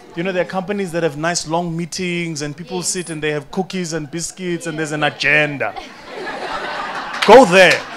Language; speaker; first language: English; non-native, local second language; Zulu